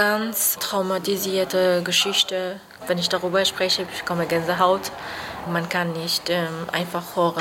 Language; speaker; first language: German; non-native, fluent; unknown